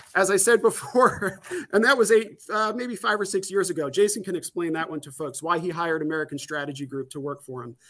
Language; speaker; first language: English; native; English